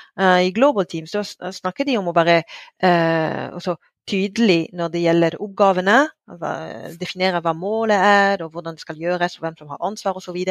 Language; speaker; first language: Norwegian; non-native, fluent; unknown